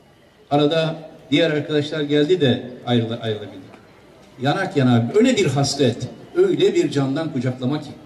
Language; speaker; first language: Turkish; native; Turkish